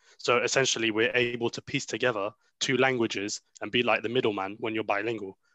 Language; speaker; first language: English; early bilingual, other home language; Arabic